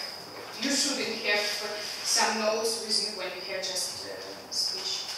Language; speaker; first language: English; non-native, learner; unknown